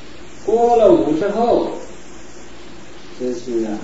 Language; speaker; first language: Chinese; native; Chinese